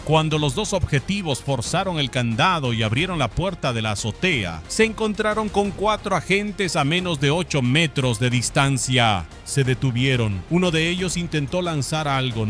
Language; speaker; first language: Spanish; native; Spanish